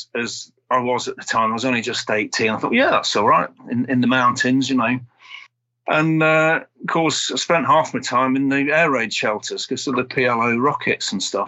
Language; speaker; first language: English; native; English